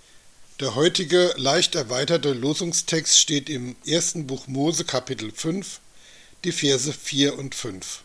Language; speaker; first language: German; native; German